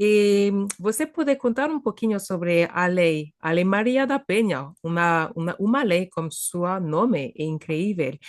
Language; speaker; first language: Portuguese; non-native, fluent; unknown